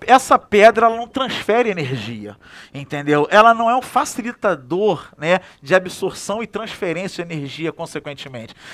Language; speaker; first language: Portuguese; native; Portuguese